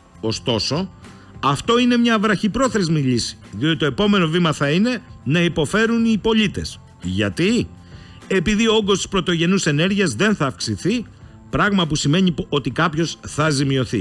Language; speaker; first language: Greek; native; Greek